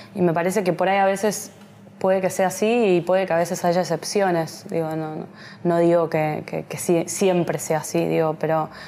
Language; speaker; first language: Spanish; native; Spanish